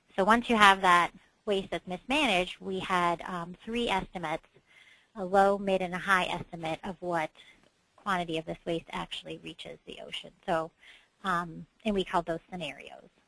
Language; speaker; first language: English; native; English